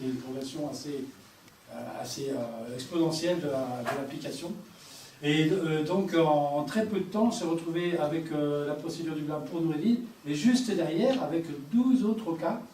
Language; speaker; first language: French; native; French